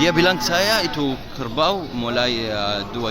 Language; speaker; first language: Indonesian; non-native, learner; Arabic